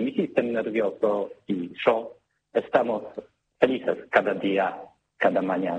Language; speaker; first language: Spanish; non-native, learner; Polish